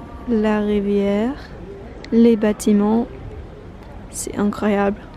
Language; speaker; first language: French; non-native, learner; English